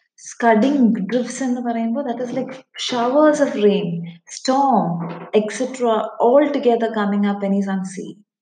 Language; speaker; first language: English; non-native, local second language; Malayalam